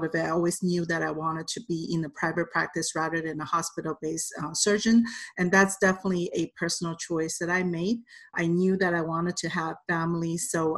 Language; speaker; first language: English; non-native, fluent; Chinese